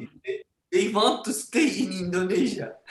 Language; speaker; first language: English; non-native, learner; Turkish